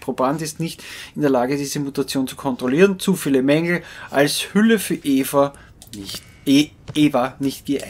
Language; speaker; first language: German; native; German